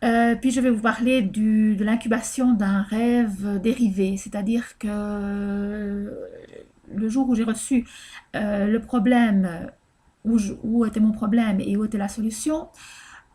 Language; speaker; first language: French; native; French